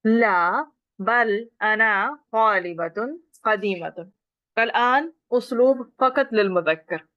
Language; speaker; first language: Arabic; non-native, fluent; Urdu